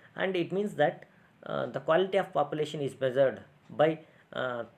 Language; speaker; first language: English; non-native, local second language; Kannada